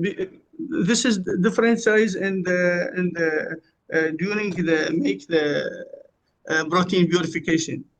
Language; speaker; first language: English; non-native, learner; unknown